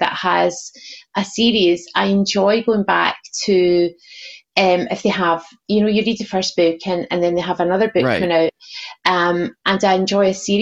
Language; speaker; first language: English; native; English